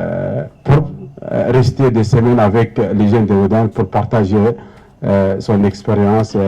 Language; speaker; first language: French; non-native, local second language; Arabic